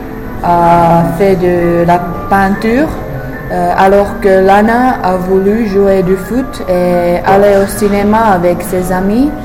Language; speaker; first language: French; non-native, learner; English